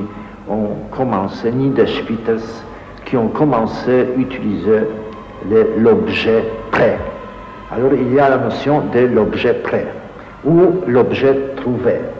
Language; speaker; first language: French; non-native, fluent; Polish